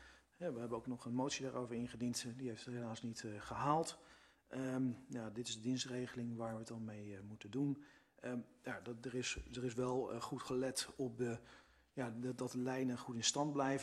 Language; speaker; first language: Dutch; native; Dutch